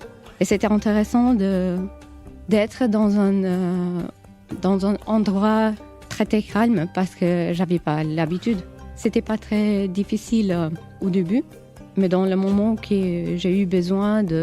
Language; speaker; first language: French; non-native, learner; Albanian